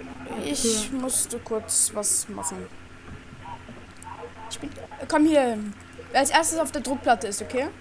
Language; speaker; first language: German; early bilingual, other home language; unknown